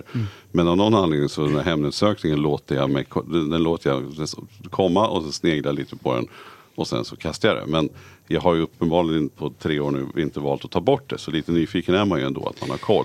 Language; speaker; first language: Swedish; native; Swedish